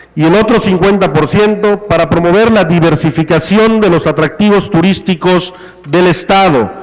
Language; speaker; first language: Spanish; native; Spanish